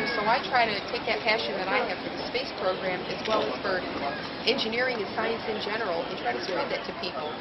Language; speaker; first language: English; native; English